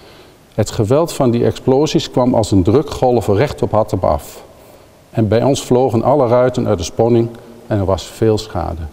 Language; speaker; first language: Dutch; native; Dutch